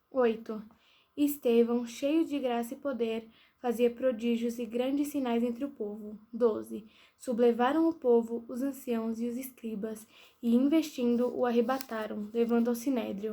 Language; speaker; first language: Portuguese; native; Portuguese